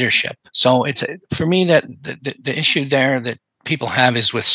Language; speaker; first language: English; native; English